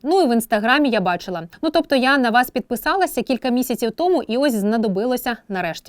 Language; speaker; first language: Ukrainian; native; Ukrainian